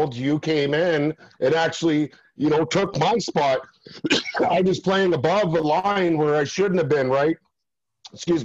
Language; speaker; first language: English; native; English